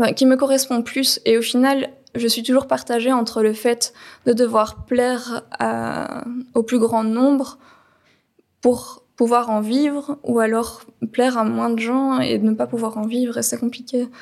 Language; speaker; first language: French; native; French